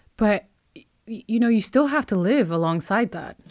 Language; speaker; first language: English; non-native, fluent; Arabic